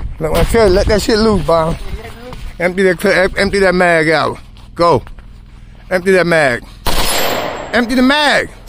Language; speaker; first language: English; native; English